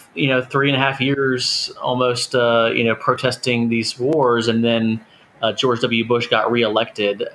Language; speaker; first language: English; native; English